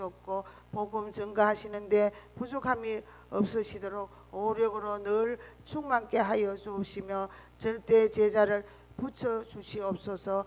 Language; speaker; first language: Korean; native; Korean